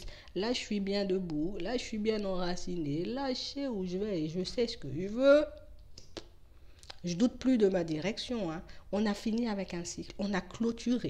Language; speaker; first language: French; native; French